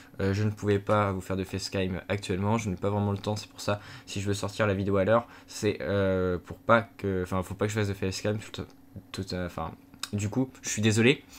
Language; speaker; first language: French; native; French